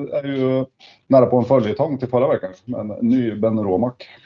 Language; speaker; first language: Swedish; native; Swedish